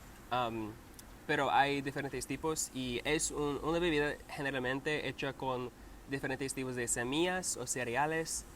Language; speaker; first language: Spanish; non-native, learner; English